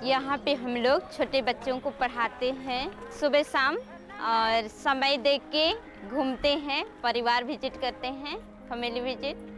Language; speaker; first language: Hindi; non-native, local second language; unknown